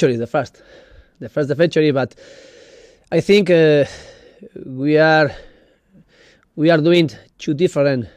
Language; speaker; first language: English; non-native, learner; Spanish